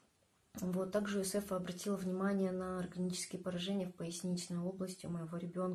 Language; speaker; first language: Russian; native; Russian